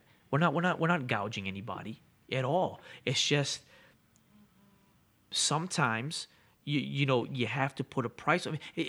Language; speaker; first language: English; native; English